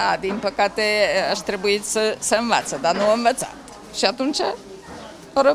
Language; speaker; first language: Romanian; non-native, local second language; Hungarian